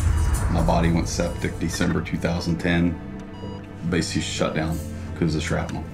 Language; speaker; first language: English; native; English